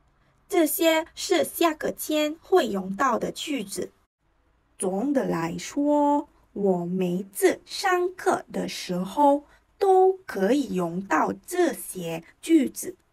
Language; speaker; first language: Chinese; non-native, learner; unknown